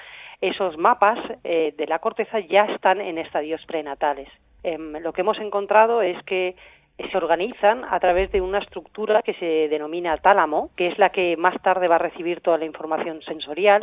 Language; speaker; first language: Spanish; native; Spanish